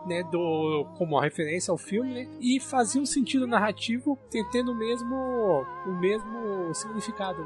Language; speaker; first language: Portuguese; native; Portuguese